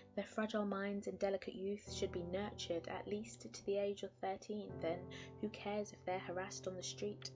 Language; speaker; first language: English; native; English